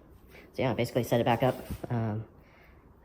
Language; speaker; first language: English; native; English